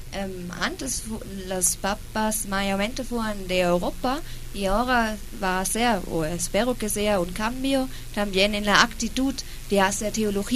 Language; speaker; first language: Spanish; non-native, fluent; German